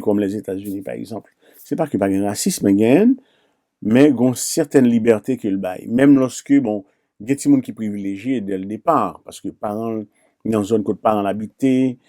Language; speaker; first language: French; non-native, local second language; Haitian Creole